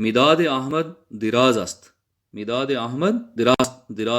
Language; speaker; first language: Persian; non-native, fluent; Urdu